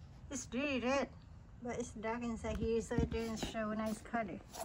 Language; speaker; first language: English; non-native, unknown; Vietnamese